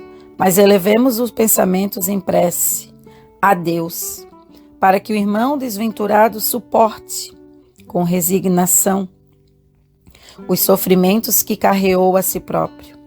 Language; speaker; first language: Portuguese; native; Portuguese